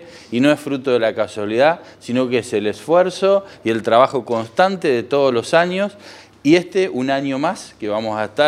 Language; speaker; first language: Spanish; native; Spanish